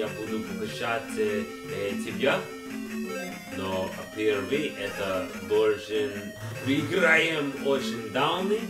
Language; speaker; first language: Russian; non-native, learner; English